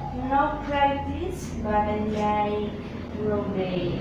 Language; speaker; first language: English; non-native, learner; Spanish